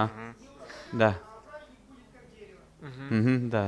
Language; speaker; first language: Russian; non-native, fluent; English